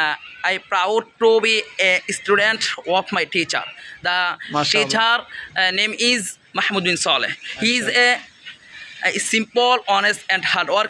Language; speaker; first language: English; non-native, learner; Bangla